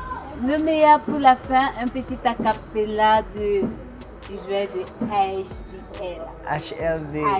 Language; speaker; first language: French; native; French